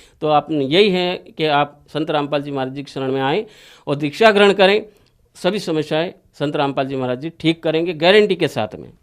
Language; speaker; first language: Hindi; native; Hindi